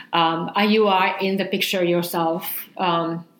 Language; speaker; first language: English; non-native, fluent; Finnish